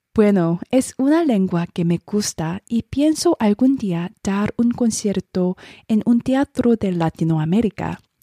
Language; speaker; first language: Spanish; non-native, learner; Korean